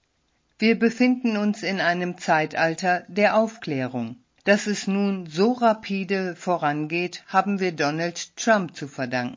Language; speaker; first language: German; native; German